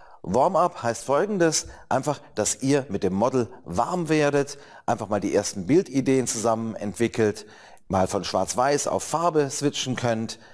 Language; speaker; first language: German; native; German